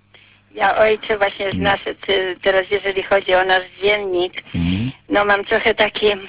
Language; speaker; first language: Polish; native; Polish